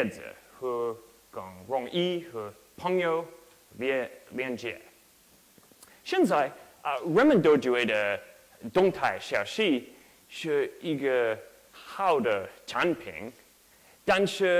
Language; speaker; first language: Chinese; non-native, learner; English